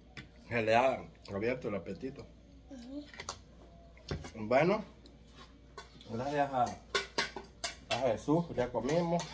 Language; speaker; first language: Spanish; native; Spanish